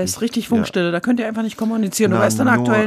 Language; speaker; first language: German; native; German